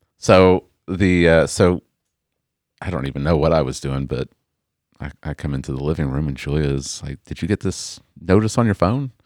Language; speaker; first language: English; native; English